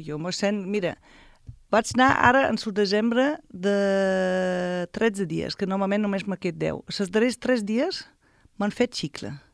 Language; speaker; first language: Catalan; non-native, fluent; German